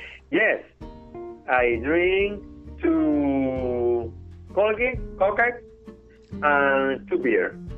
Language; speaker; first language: English; non-native, learner; Spanish